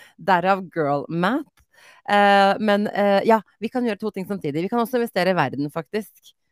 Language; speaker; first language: Norwegian; native; Norwegian